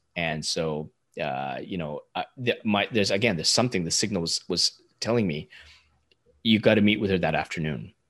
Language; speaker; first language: English; early bilingual, other home language; Hindi